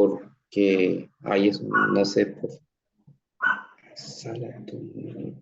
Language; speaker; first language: Portuguese; non-native, learner; Spanish